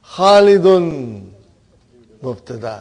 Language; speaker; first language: Arabic; non-native, fluent; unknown